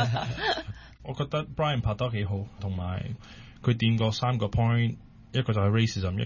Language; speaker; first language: Cantonese; native; Cantonese